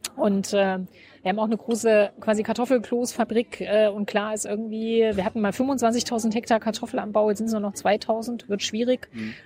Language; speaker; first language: German; native; German